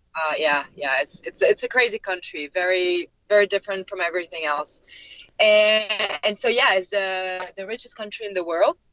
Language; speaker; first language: English; non-native, fluent; French